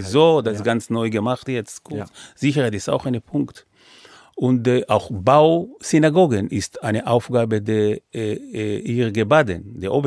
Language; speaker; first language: German; non-native, fluent; Hebrew